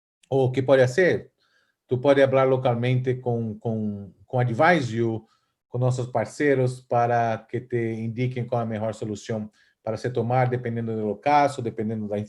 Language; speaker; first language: Portuguese; non-native, fluent; Spanish